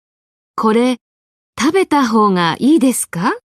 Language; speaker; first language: Japanese; non-native, learner; Indonesian